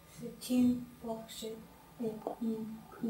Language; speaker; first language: French; non-native, learner; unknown